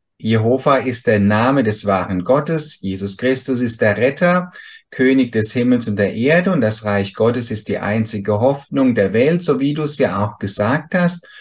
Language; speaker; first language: German; native; German